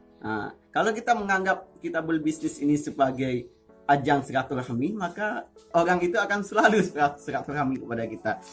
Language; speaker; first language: Indonesian; non-native, local second language; Achinese